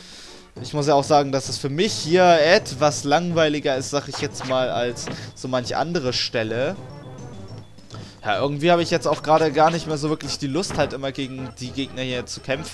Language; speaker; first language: German; native; German